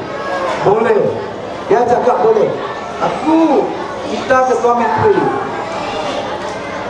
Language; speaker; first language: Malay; non-native, local second language; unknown